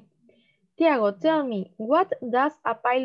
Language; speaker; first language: English; non-native, learner; Spanish